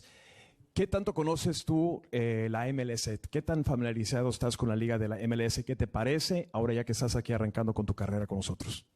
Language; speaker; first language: Spanish; native; Spanish